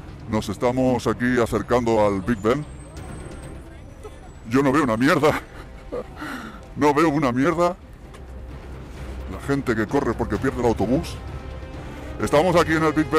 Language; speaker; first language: Spanish; native; Spanish